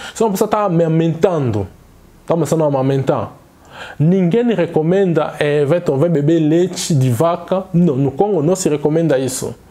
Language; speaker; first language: Portuguese; non-native, fluent; Swahili